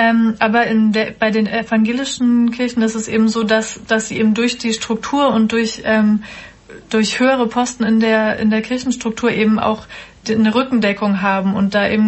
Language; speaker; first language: German; native; German